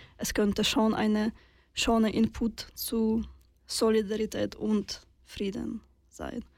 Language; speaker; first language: German; non-native, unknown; Russian